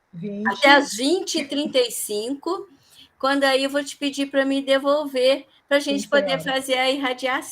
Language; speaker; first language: Portuguese; native; Portuguese